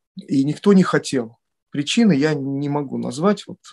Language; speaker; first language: Russian; native; Russian